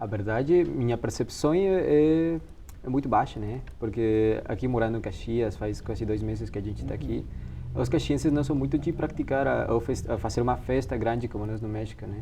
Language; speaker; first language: Portuguese; non-native, fluent; Spanish